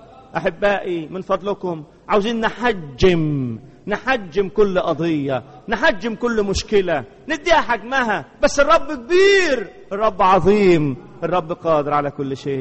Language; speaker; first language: Arabic; native; Arabic